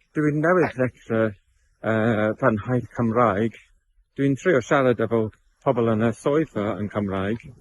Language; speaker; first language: Welsh; non-native, learner; English